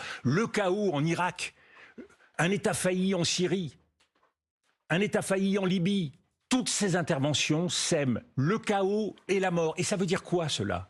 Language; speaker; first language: French; native; French